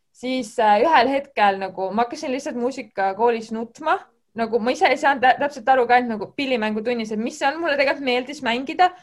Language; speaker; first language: Estonian; native; Estonian